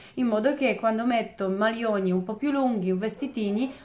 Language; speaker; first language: Italian; non-native, fluent; Polish